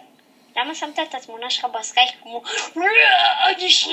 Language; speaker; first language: Hebrew; native; Hebrew